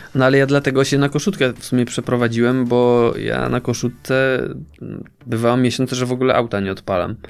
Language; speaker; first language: Polish; native; Polish